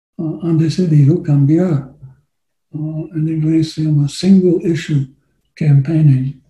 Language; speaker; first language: Spanish; non-native, learner; English